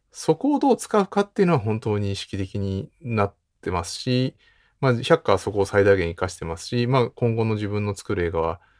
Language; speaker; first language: Japanese; native; Japanese